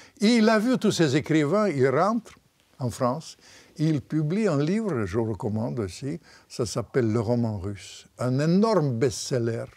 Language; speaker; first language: French; non-native, fluent; Russian